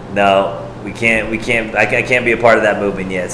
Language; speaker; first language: English; native; English